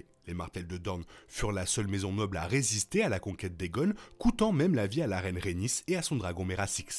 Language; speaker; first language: French; native; French